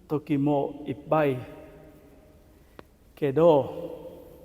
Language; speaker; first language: Japanese; non-native, fluent; Vietnamese